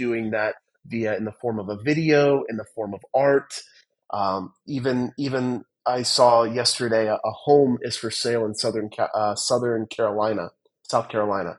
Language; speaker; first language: English; native; English